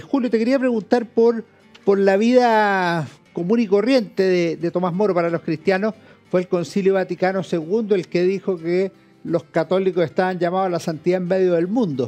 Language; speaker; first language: Spanish; native; Spanish